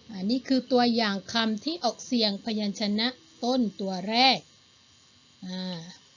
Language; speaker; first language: Thai; non-native, local second language; Malay